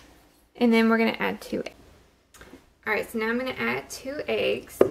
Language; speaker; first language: English; native; English